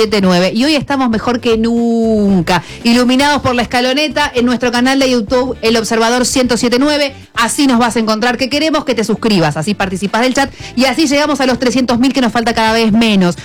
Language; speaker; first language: Spanish; native; Spanish